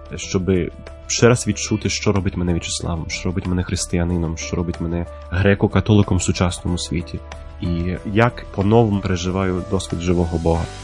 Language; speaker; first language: Ukrainian; early bilingual, heritage; Ukrainian